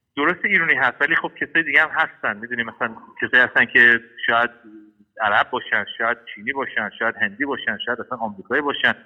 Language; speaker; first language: Persian; early bilingual, heritage; Persian